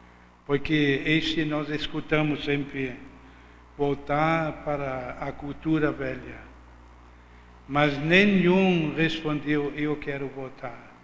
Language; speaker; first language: Portuguese; non-native, fluent; German